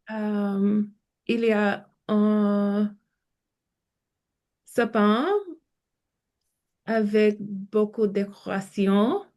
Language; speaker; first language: French; non-native, learner; Spanish